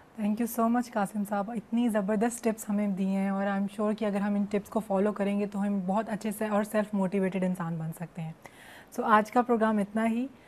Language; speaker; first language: Urdu; native; Urdu